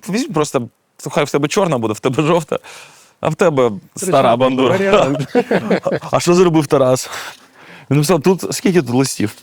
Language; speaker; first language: Ukrainian; native; Ukrainian